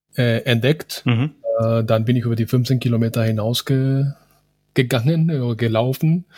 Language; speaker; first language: German; non-native, fluent; Spanish